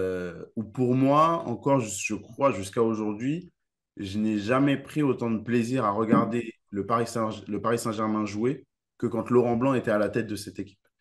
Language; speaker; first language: French; native; French